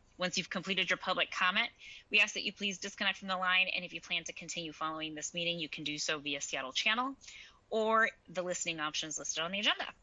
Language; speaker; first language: English; early bilingual, other home language; Spanish